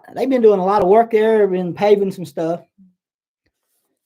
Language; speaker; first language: English; native; English